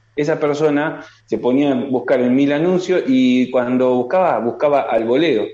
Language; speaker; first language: Spanish; native; Spanish